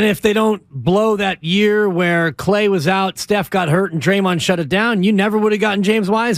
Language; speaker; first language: English; native; English